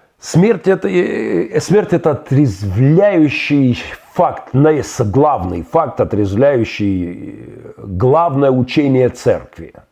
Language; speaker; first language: Russian; native; Russian